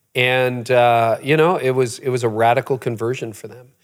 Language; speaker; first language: English; native; English